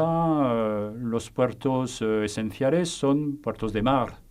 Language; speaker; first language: Spanish; non-native, fluent; French